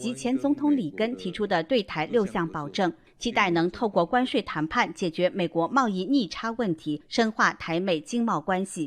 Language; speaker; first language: Chinese; native; Chinese